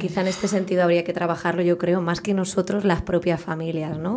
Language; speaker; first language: Spanish; native; Spanish